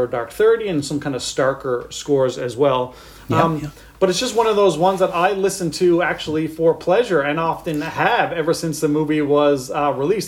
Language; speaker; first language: English; native; English